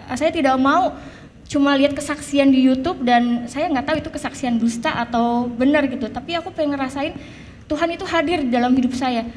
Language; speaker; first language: Indonesian; native; Indonesian